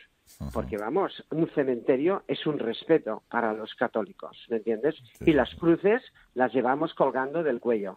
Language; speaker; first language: Spanish; native; Spanish